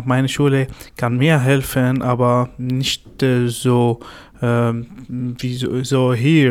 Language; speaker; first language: German; non-native, learner; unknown